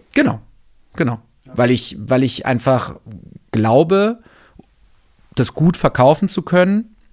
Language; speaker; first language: German; native; German